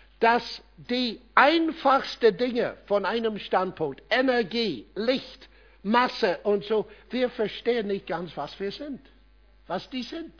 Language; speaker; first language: German; non-native, fluent; English